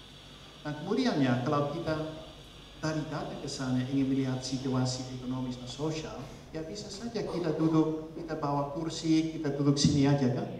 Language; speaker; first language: Indonesian; non-native, fluent; Dutch